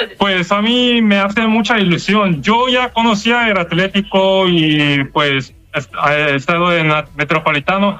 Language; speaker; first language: Spanish; non-native, fluent; Korean